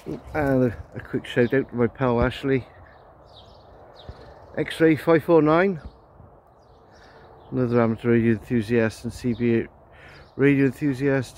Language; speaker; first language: English; native; English